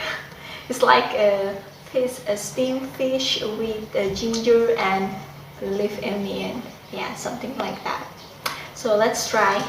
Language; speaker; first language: English; non-native, fluent; Indonesian